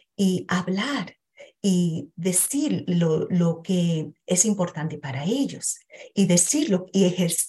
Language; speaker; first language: Spanish; early bilingual, heritage; Spanish